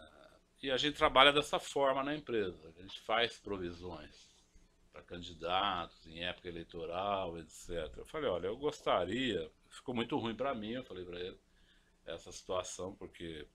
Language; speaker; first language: Portuguese; native; Portuguese